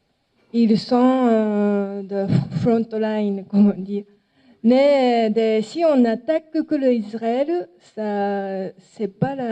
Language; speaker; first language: French; non-native, learner; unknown